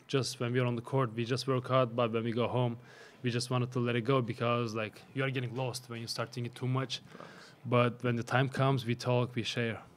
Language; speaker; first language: English; non-native, fluent; Turkish